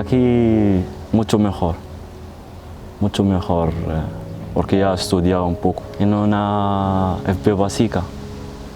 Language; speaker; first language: Spanish; non-native, learner; Arabic